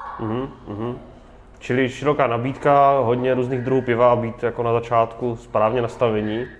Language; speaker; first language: Czech; native; Czech